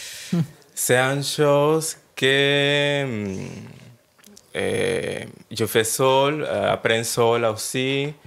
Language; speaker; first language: French; non-native, learner; Spanish